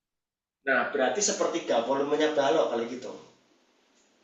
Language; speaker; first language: Indonesian; native; Indonesian